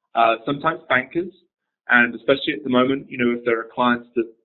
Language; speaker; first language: English; native; English